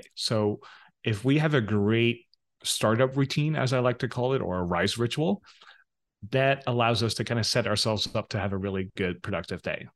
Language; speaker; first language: English; non-native, fluent; Dutch